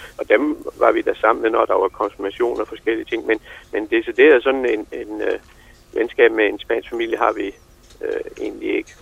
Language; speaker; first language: Danish; native; Danish